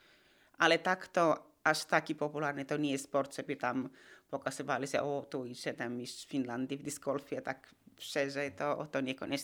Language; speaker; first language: Polish; non-native, fluent; Finnish